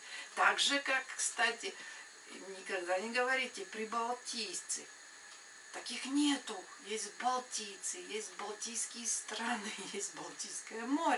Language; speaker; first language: Russian; non-native, local second language; Latvian